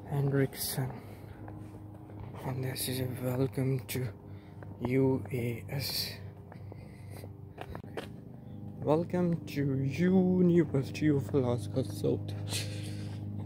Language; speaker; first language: English; non-native, learner; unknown